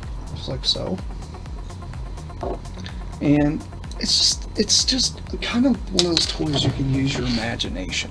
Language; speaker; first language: English; native; English